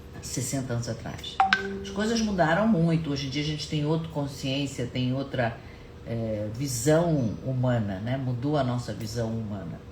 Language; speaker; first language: Portuguese; non-native, fluent; German